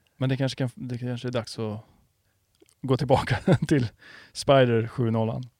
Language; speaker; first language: Swedish; native; Swedish